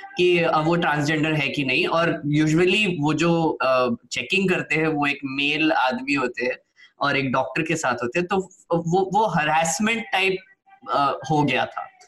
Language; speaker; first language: Hindi; non-native, local second language; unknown